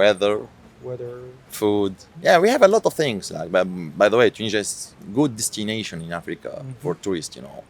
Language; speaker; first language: English; non-native, fluent; Arabic